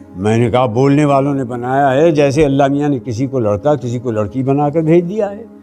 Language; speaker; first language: Urdu; native; Urdu